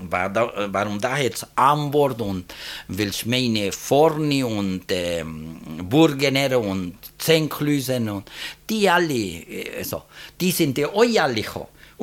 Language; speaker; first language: German; early bilingual, heritage; German